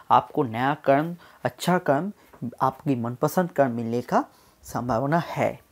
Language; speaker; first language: Hindi; non-native, local second language; Bangla